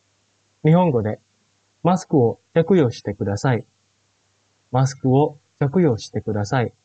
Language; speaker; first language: Japanese; non-native, fluent; Indonesian